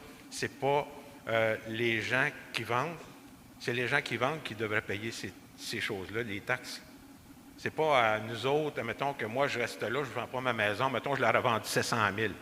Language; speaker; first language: French; native; French